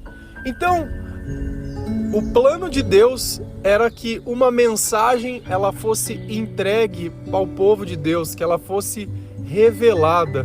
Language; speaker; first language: Portuguese; native; Portuguese